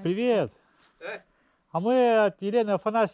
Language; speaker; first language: Russian; native; Russian